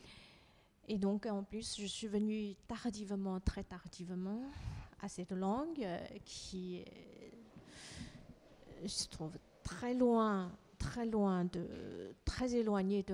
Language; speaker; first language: French; non-native, fluent; Chinese